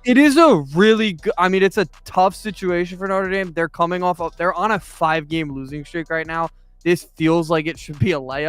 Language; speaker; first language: English; native; English